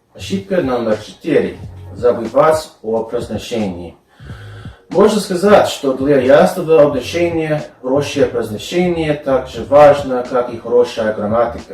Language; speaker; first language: Russian; non-native, fluent; English